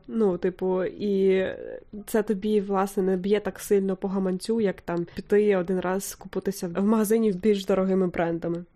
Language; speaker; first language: Ukrainian; native; Ukrainian